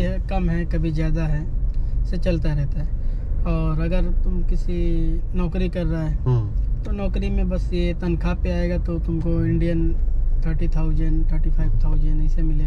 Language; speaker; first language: Hindi; native; Hindi